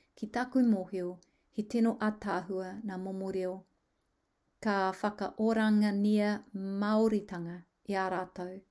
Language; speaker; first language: Māori; non-native, local second language; English